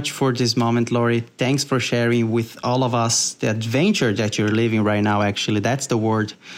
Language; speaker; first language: English; non-native, fluent; Portuguese